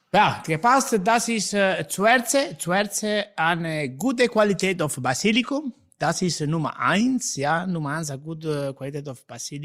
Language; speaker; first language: German; non-native, learner; Italian